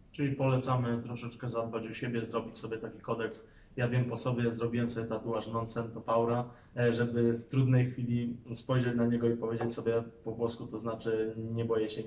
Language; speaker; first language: Polish; native; Polish